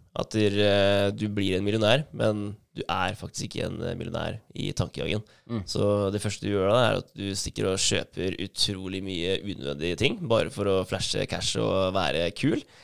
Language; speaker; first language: Norwegian; native; Norwegian